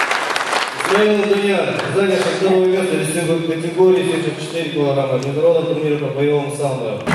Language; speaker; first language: Russian; non-native, local second language; Kyrgyz